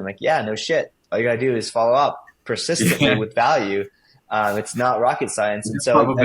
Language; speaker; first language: English; native; English